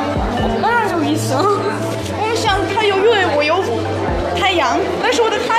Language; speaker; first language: Chinese; non-native, learner; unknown